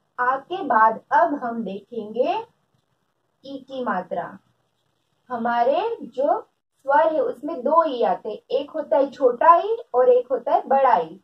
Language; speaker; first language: Hindi; non-native, local second language; Gujarati